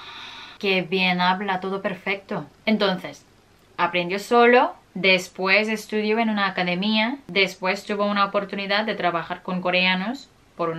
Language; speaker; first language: Spanish; non-native, fluent; Korean